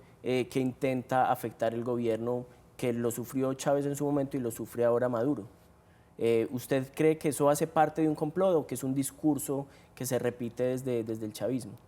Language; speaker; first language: Spanish; native; Spanish